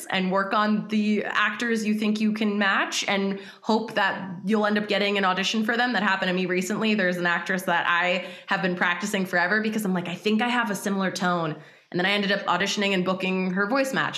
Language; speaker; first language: English; native; English